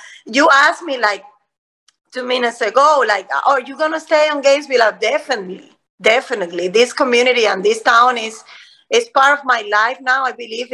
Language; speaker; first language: English; non-native, fluent; Spanish